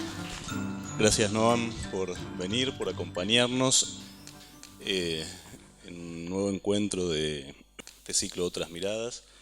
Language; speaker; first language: Spanish; native; Spanish